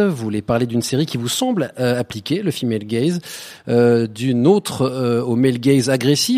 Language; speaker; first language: French; native; French